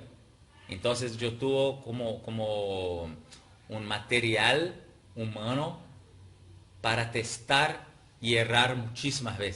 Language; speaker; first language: Spanish; non-native, fluent; Portuguese